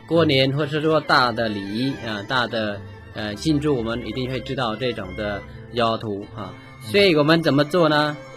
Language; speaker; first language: Chinese; non-native, fluent; Vietnamese